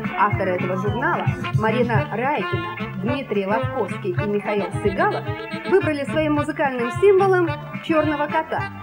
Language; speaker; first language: Russian; native; Russian